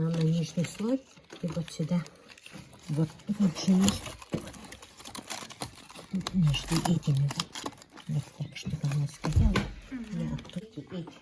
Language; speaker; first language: Russian; non-native, local second language; Yakut